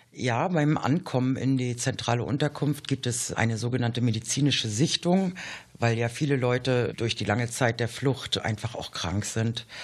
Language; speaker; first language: German; native; German